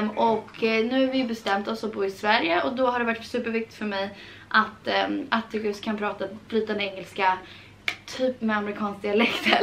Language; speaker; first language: Swedish; early bilingual, heritage; Swedish